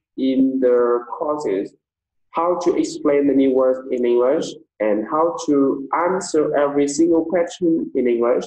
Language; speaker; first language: English; non-native, fluent; Vietnamese